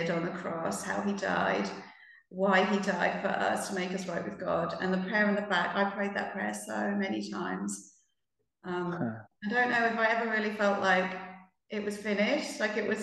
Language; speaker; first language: English; native; English